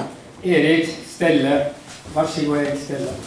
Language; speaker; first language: Norwegian; non-native, fluent; Kurdish